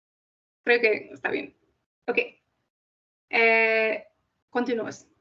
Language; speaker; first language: Spanish; non-native, fluent; English